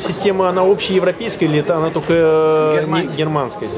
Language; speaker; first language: Russian; native; Russian